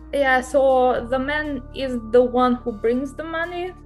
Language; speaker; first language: English; non-native, fluent; Albanian